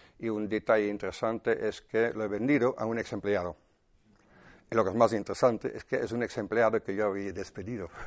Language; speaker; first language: Spanish; non-native, fluent; Dutch